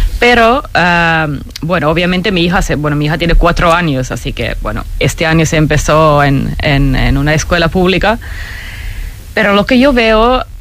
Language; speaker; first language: Spanish; non-native, fluent; Finnish